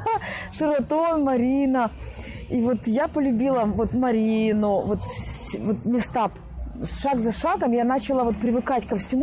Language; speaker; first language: Russian; native; Russian